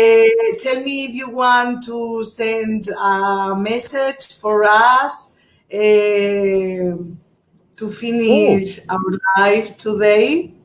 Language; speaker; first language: English; non-native, fluent; Portuguese